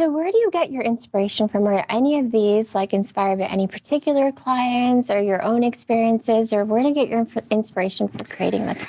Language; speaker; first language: English; native; English